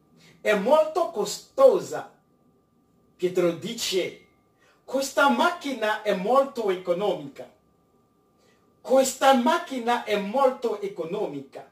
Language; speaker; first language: Italian; non-native, fluent; French